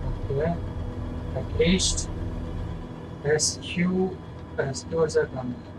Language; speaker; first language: English; non-native, local second language; Hindi